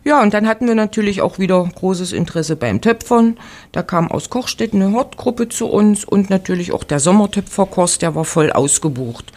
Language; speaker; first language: German; native; German